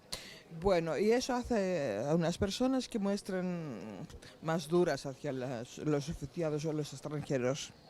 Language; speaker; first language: Spanish; non-native, fluent; Greek